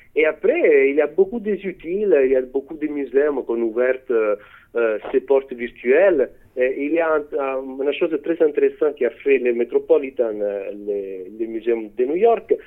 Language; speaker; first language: French; non-native, fluent; Italian